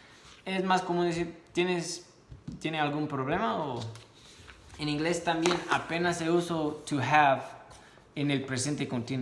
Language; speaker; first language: Spanish; non-native, fluent; English